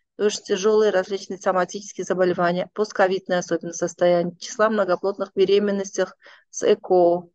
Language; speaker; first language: Russian; non-native, local second language; Uzbek